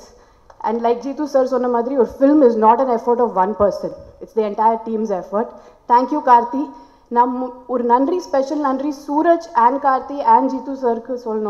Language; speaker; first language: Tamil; non-native, local second language; Hindi